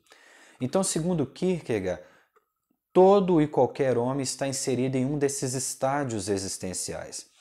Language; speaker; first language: Portuguese; native; Portuguese